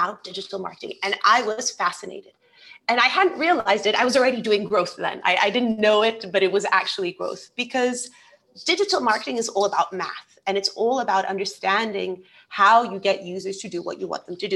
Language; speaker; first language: English; native; English